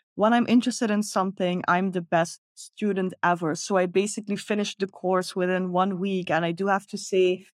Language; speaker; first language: English; non-native, fluent; Dutch